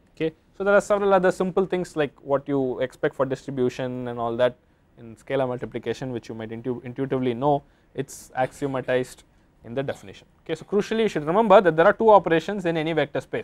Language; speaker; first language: English; non-native, local second language; Tamil